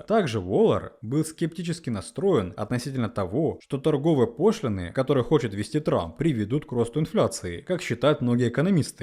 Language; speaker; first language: Russian; native; Russian